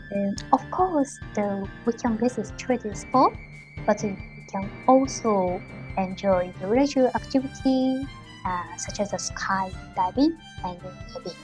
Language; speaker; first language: English; non-native, learner; Japanese